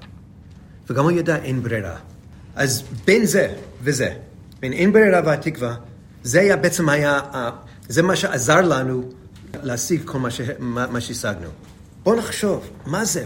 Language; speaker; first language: Hebrew; non-native, fluent; English